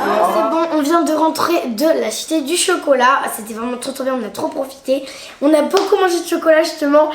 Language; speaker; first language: French; native; French